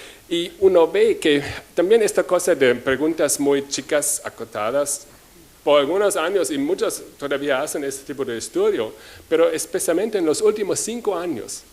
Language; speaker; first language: Spanish; non-native, fluent; German